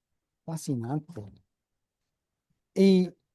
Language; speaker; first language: Spanish; non-native, fluent; English